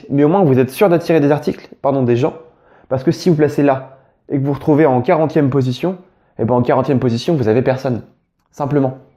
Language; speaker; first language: French; native; French